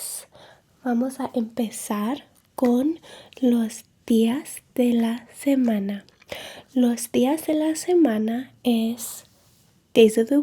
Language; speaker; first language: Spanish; non-native, learner; English